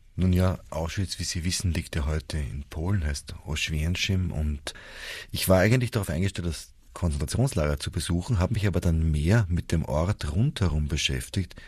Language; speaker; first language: German; native; German